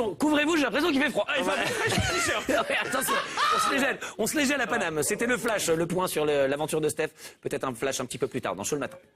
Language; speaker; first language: French; native; French